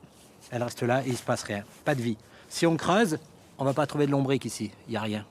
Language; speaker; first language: French; native; French